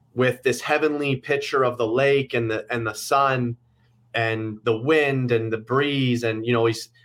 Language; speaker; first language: English; native; English